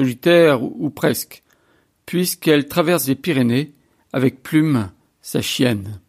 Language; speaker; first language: French; native; French